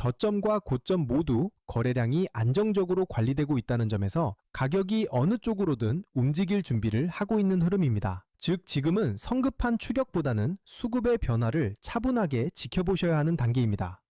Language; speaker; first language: Korean; native; Korean